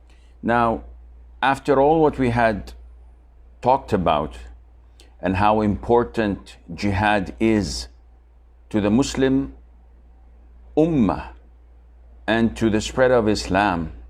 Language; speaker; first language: English; non-native, fluent; Arabic